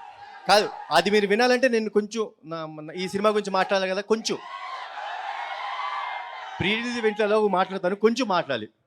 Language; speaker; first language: Telugu; native; Telugu